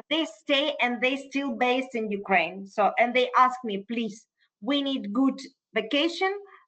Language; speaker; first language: English; non-native, fluent; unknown